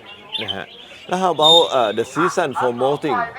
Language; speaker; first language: English; non-native, learner; Thai